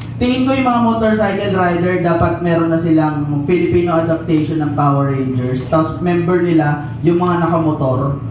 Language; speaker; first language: Filipino; non-native, local second language; Cebuano